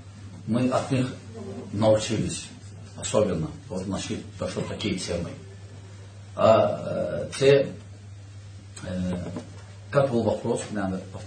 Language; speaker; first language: Russian; non-native, learner; Azerbaijani